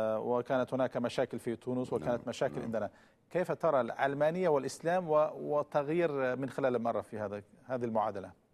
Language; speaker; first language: Arabic; non-native, fluent; Turkish